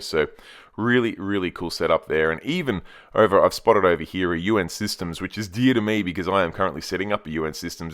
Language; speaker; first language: English; native; English